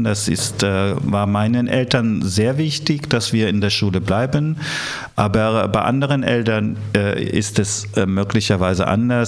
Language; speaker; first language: German; early bilingual, other home language; Italian